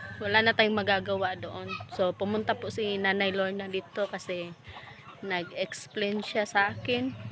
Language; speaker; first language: Filipino; non-native, local second language; Cebuano